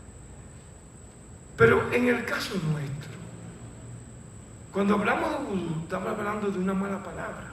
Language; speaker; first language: Spanish; native; Spanish